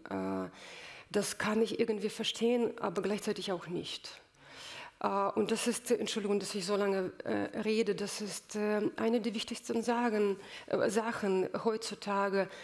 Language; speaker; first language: German; non-native, fluent; Russian